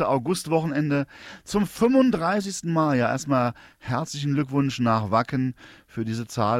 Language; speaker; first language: German; native; German